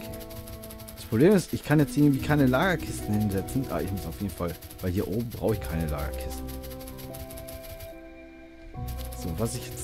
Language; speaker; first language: German; native; German